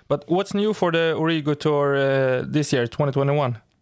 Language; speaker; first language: English; non-native, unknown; Swedish